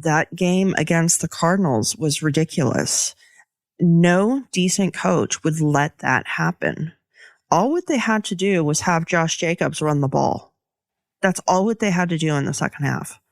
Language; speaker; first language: English; native; English